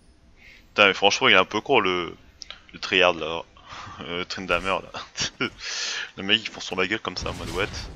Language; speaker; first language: French; native; French